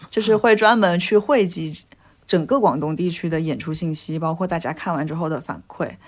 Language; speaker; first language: Chinese; native; Chinese